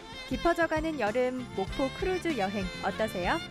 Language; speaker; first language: Korean; native; Korean